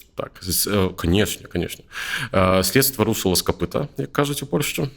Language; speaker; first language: Belarusian; non-native, local second language; Russian